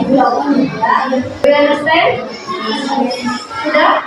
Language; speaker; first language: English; non-native, learner; Indonesian